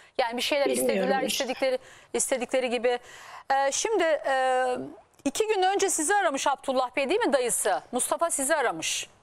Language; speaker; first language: Turkish; native; Turkish